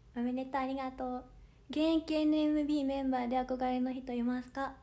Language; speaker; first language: Japanese; native; Japanese